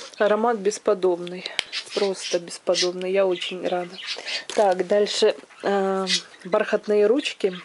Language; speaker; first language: Russian; non-native, local second language; Ukrainian